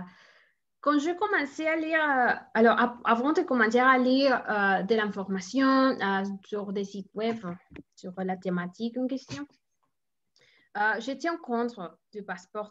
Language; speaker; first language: French; non-native, learner; Spanish